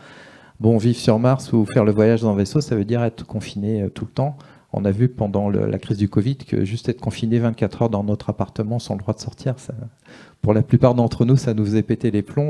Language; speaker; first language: French; native; French